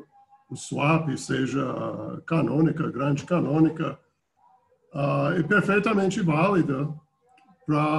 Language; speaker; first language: Portuguese; non-native, fluent; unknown